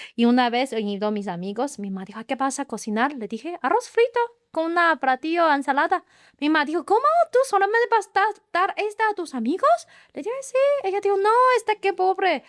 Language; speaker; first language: Spanish; non-native, learner; Chinese